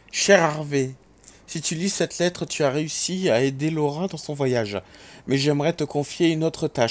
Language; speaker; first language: French; native; French